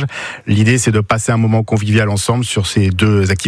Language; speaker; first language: French; native; French